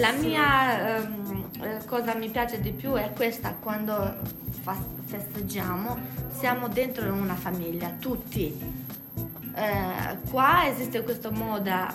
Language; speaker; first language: Italian; non-native, learner; Albanian